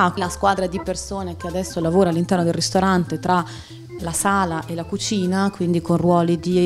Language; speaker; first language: Italian; native; Italian